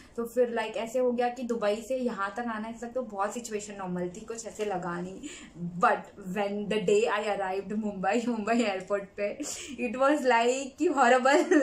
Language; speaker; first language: Hindi; native; Hindi